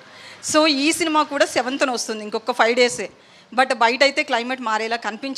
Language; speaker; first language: Telugu; native; Telugu